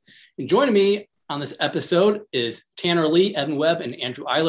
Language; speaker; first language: English; native; English